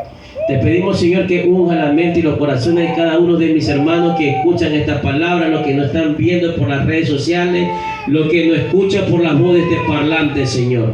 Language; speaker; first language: Spanish; native; Spanish